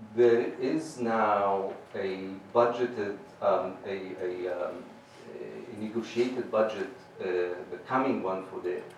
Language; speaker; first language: English; non-native, fluent; Arabic